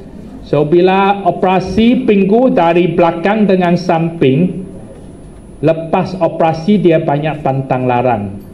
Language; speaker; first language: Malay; non-native, local second language; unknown